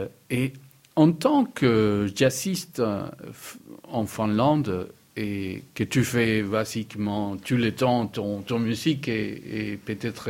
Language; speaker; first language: French; non-native, fluent; Spanish